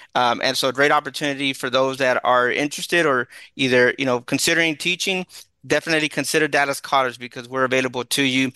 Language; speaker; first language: English; early bilingual, other home language; Spanish